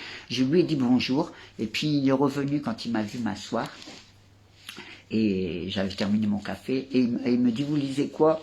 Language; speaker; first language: French; native; French